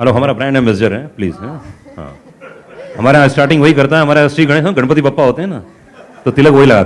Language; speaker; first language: Hindi; native; Hindi